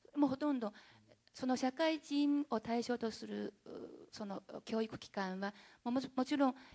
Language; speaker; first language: Japanese; non-native, fluent; Chinese